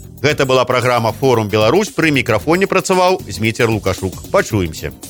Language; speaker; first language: Belarusian; native; Belarusian